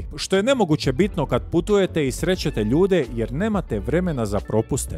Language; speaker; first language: Croatian; native; Croatian